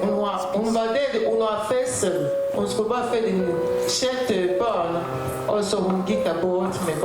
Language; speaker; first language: Danish; non-native, learner; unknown